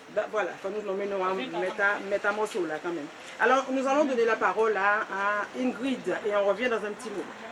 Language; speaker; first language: French; native; French